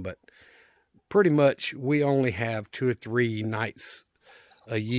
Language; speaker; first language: English; native; English